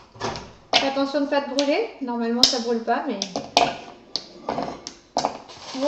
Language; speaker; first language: French; native; French